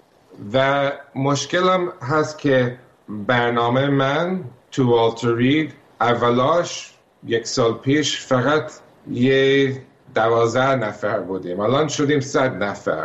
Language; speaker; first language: Persian; early bilingual, heritage; Persian